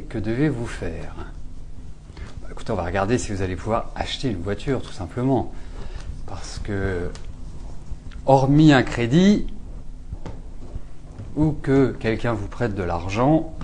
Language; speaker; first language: French; native; French